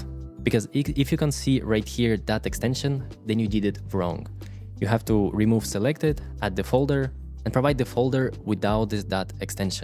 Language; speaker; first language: English; non-native, fluent; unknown